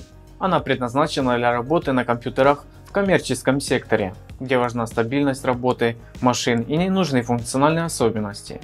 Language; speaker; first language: Russian; native; Russian